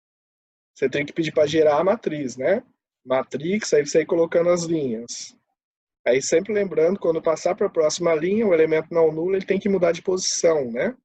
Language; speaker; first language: Portuguese; native; Portuguese